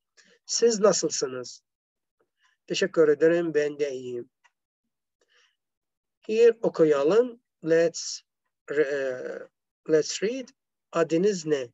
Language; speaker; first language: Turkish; non-native, fluent; Arabic